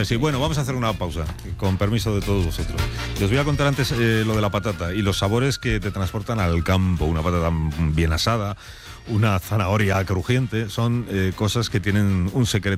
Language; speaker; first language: Spanish; native; Spanish